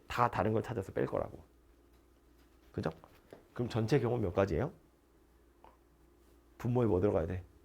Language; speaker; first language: Korean; native; Korean